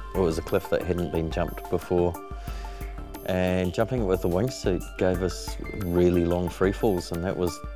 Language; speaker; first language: English; native; English